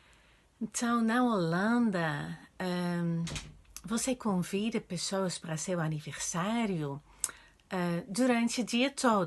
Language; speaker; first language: Portuguese; non-native, fluent; Dutch